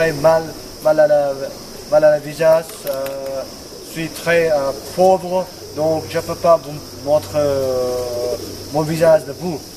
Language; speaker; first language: French; non-native, learner; Nepali